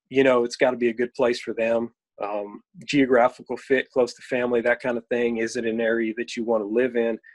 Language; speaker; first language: English; native; English